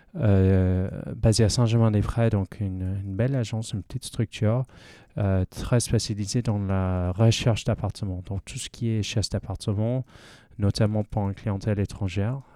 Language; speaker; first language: French; non-native, fluent; English